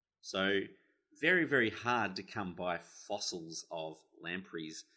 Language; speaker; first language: English; native; English